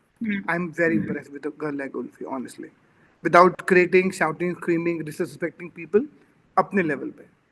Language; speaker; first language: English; non-native, local second language; Hindi